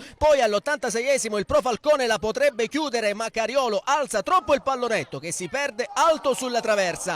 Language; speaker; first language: Italian; native; Italian